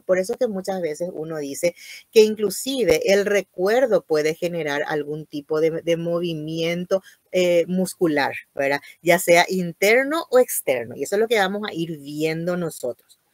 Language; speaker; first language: Spanish; native; Spanish